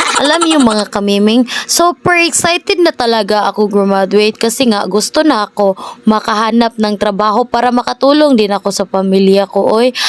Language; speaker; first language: Filipino; non-native, local second language; Cebuano